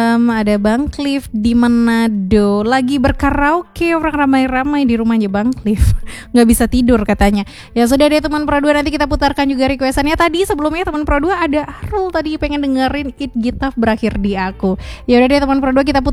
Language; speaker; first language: Indonesian; native; Indonesian